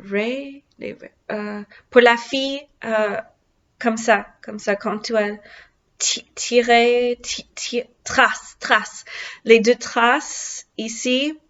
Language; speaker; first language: French; non-native, learner; English